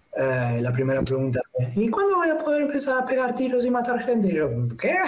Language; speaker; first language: Spanish; native; Spanish